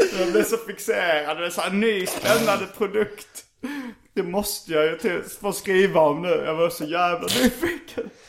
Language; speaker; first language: Swedish; native; Swedish